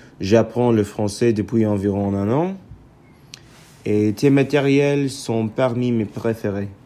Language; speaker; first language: French; non-native, learner; English